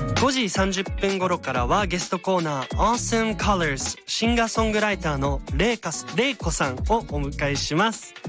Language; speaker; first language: Japanese; early bilingual, other home language; German